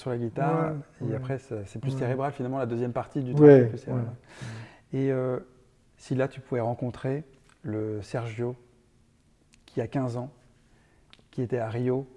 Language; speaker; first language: French; native; French